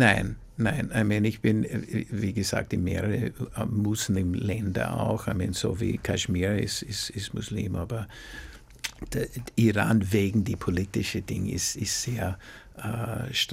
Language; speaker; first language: German; non-native, fluent; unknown